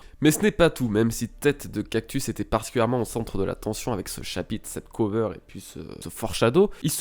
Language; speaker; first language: French; native; French